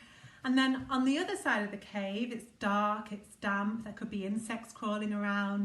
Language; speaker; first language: English; native; English